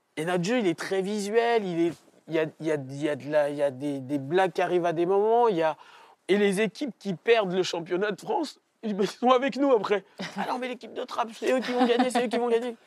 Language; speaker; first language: French; native; French